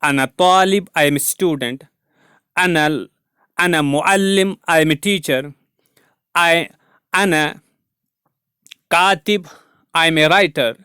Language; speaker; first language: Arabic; non-native, fluent; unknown